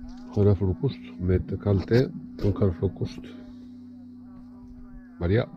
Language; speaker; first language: Norwegian; non-native, fluent; Spanish